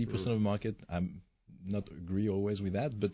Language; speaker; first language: English; non-native, fluent; French